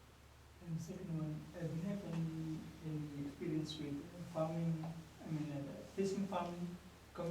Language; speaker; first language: English; non-native, learner; Indonesian